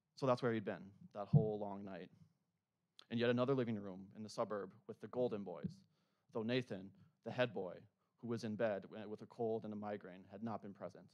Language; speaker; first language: English; native; English